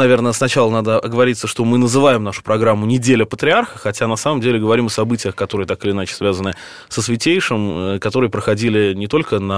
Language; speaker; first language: Russian; native; Russian